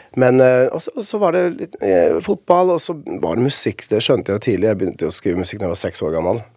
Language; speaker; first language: Norwegian; early bilingual, other home language; Spanish